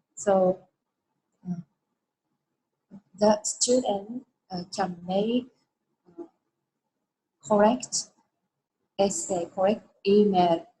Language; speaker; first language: English; non-native, learner; Japanese